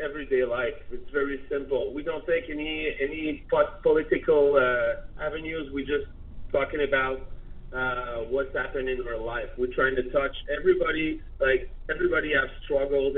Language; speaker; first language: English; non-native, learner; French